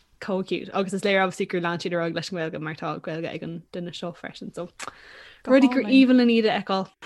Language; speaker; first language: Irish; non-native, local second language; English